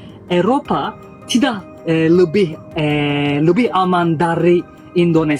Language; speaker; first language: Indonesian; non-native, learner; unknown